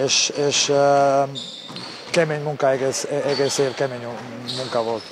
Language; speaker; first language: Hungarian; non-native, learner; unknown